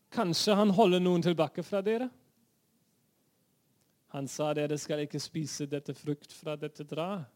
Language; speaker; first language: Norwegian; non-native, fluent; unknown